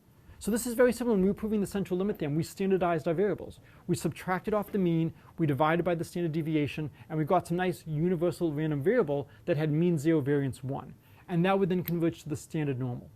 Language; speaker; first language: English; native; English